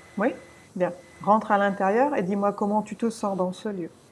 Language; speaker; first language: French; native; French